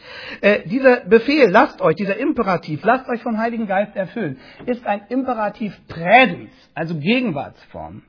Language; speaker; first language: German; native; German